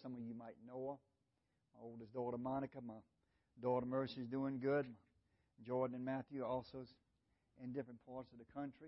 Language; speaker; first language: English; native; English